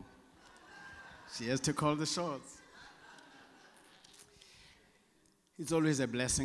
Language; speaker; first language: English; non-native, local second language; Southern Sotho